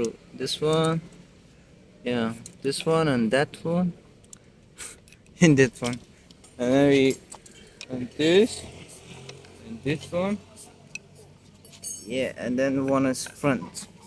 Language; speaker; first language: English; non-native, learner; Persian